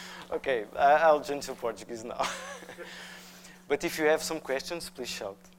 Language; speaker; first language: English; non-native, fluent; Portuguese